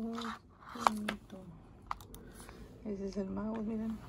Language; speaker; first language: Spanish; native; Spanish